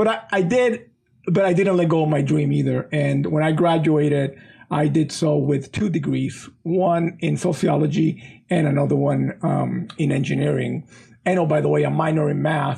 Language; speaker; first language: English; non-native, fluent; Spanish